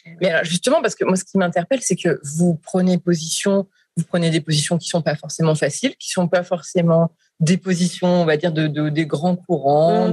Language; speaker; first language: French; native; French